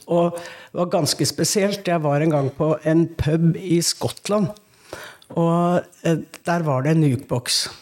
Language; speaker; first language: Norwegian; native; Norwegian